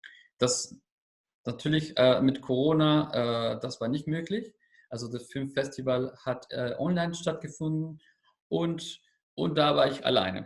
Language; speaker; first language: German; non-native, learner; Spanish